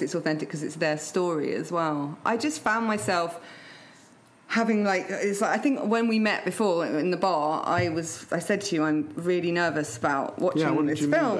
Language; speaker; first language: English; native; English